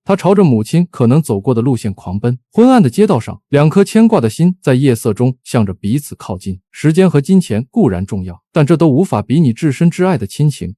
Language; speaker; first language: Chinese; native; Chinese